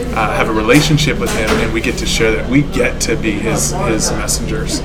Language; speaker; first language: English; native; English